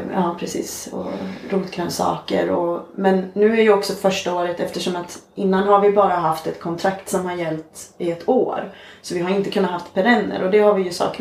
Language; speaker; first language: Swedish; native; Swedish